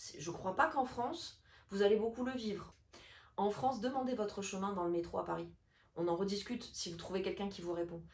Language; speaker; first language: French; native; French